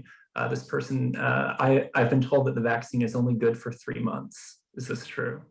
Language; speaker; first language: English; native; English